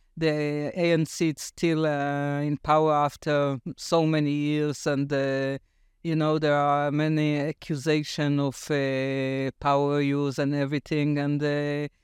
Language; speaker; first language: English; non-native, fluent; Hebrew